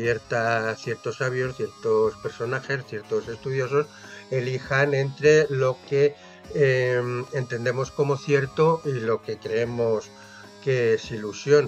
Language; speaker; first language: Spanish; native; Spanish